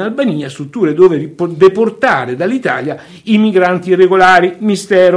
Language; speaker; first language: Italian; native; Italian